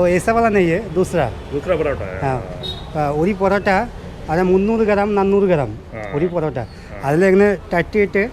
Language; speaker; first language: Malayalam; non-native, local second language; Bangla